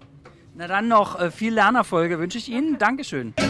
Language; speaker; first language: German; native; German